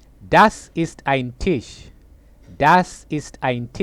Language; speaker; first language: German; non-native, fluent; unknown